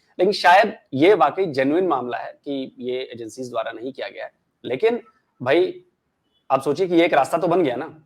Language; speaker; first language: Hindi; native; Hindi